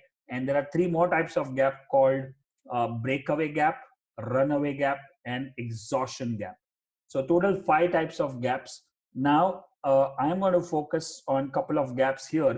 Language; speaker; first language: English; non-native, local second language; Hindi